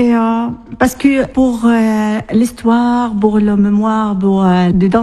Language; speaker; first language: French; non-native, learner; Arabic